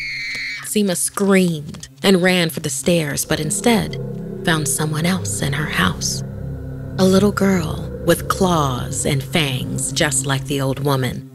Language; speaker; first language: English; native; English